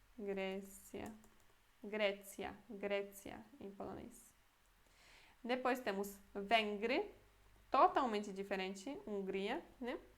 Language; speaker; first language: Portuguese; native; Portuguese